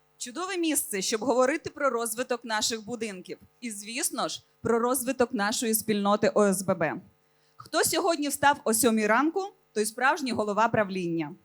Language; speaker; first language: Ukrainian; native; Ukrainian